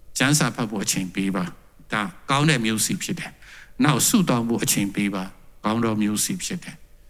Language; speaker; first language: Burmese; non-native, local second language; Tedim Chin